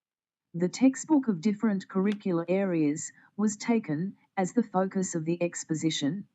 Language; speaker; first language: English; non-native, fluent; Portuguese